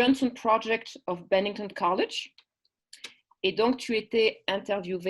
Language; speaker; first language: French; native; French